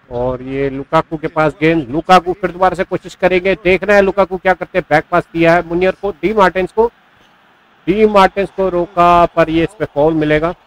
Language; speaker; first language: Hindi; native; Hindi